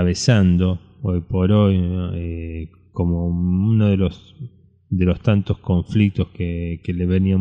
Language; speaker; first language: Spanish; native; Spanish